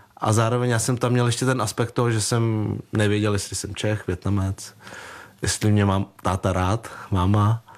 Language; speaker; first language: Czech; early bilingual, other home language; Vietnamese